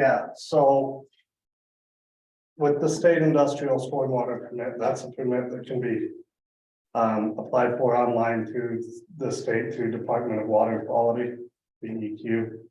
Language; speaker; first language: English; native; English